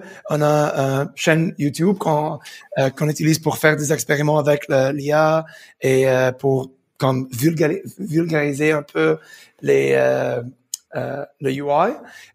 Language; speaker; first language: French; early bilingual, heritage; French